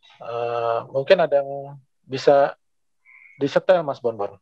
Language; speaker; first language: Indonesian; native; Indonesian